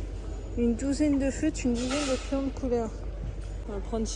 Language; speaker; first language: French; native; French